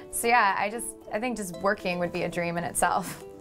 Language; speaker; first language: English; native; English